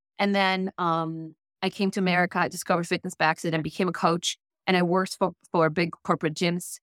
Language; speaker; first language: English; non-native, fluent; Polish